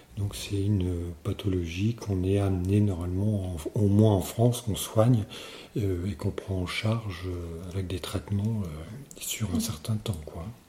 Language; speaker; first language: French; native; French